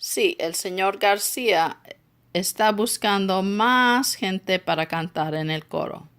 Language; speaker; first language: Spanish; non-native, learner; English